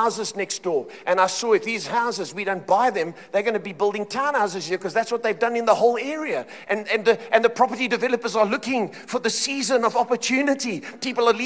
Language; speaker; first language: English; native; English